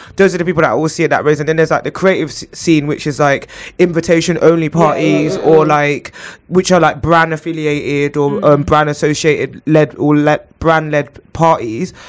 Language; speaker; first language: English; native; English